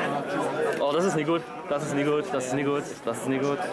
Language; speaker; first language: German; native; German